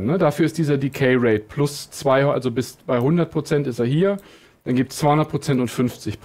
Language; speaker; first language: German; native; German